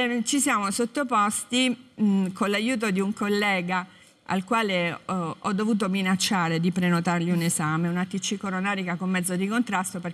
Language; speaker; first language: Italian; native; Italian